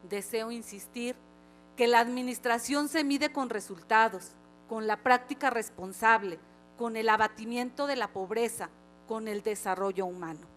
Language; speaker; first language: Spanish; native; Spanish